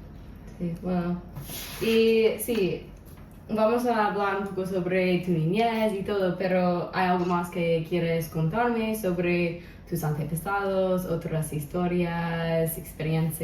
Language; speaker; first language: Spanish; non-native, local second language; English